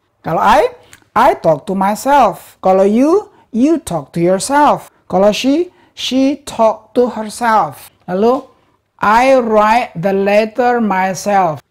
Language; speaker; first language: English; non-native, fluent; Indonesian